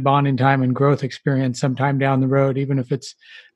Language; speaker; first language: English; native; English